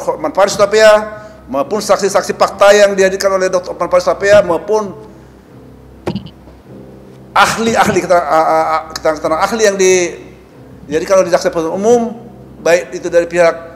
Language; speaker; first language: Indonesian; native; Indonesian